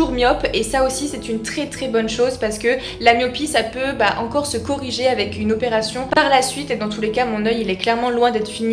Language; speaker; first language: French; native; French